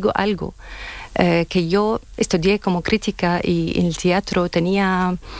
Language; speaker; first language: Spanish; non-native, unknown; Arabic